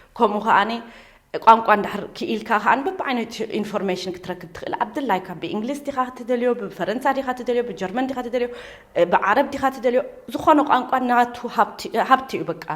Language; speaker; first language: Tigrinya; early bilingual, heritage; Tigrinya